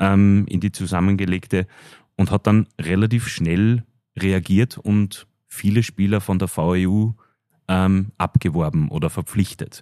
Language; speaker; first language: German; native; German